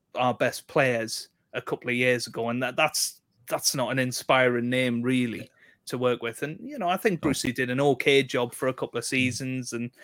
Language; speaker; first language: English; native; English